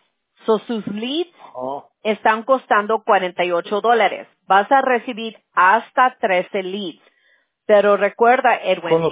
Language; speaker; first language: Spanish; early bilingual, heritage; Spanish